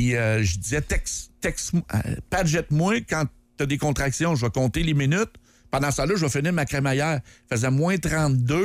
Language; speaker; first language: French; native; French